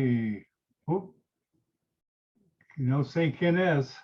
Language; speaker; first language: Spanish; non-native, learner; English